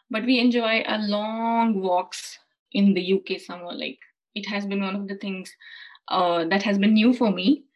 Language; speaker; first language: English; non-native, local second language; Hindi